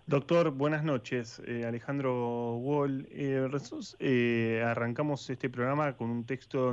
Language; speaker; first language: Spanish; native; Spanish